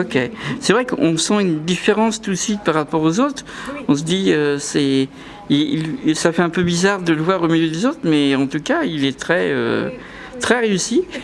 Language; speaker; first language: French; native; French